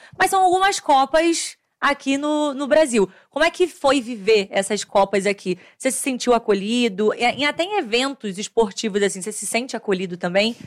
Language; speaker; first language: Portuguese; native; Portuguese